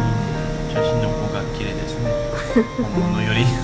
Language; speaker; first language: Japanese; non-native, learner; French